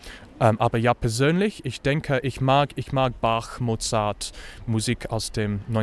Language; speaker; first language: German; non-native, learner; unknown